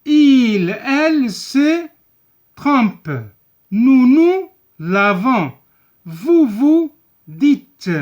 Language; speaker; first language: French; non-native, local second language; Arabic